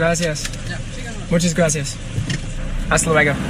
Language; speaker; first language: Spanish; non-native, learner; English